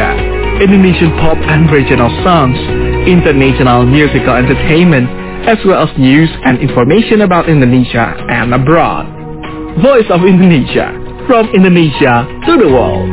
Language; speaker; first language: English; non-native, fluent; Indonesian